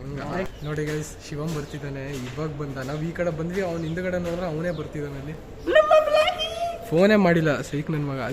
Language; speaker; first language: Kannada; native; Kannada